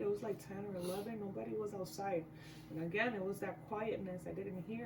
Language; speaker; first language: English; native; English